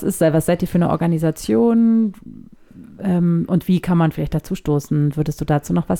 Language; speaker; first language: German; native; German